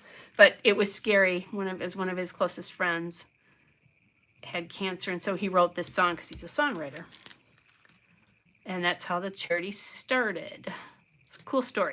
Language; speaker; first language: English; native; English